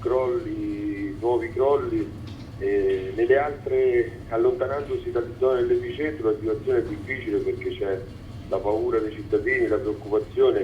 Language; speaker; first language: Italian; native; Italian